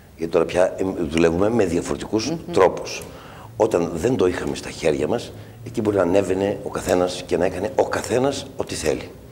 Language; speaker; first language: Greek; native; Greek